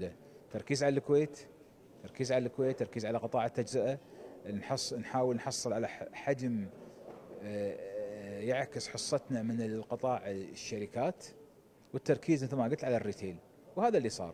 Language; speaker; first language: Arabic; native; Arabic